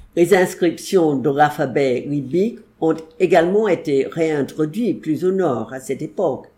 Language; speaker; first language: French; non-native, fluent; English